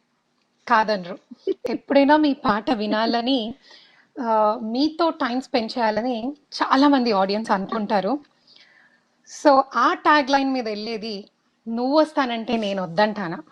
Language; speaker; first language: Telugu; native; Telugu